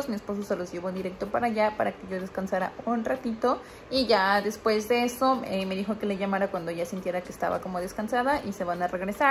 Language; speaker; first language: Spanish; native; Spanish